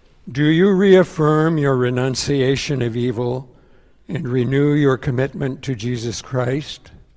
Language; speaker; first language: English; native; English